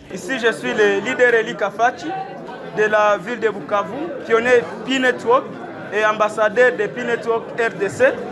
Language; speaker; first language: French; non-native, local second language; Swahili